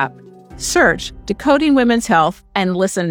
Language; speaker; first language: English; native; English